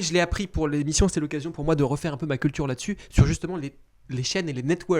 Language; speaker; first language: French; native; French